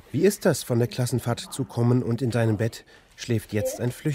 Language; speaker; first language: German; native; German